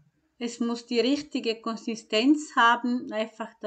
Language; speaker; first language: German; non-native, fluent; Croatian